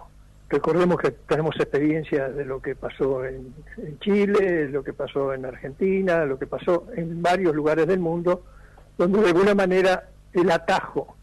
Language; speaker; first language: Spanish; native; Spanish